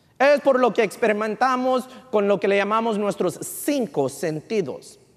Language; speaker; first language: Spanish; early bilingual, heritage; Spanish